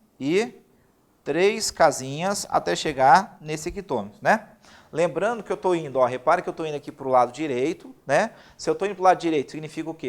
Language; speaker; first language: Portuguese; native; Portuguese